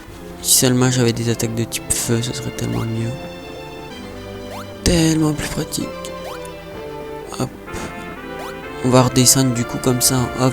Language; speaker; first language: French; native; French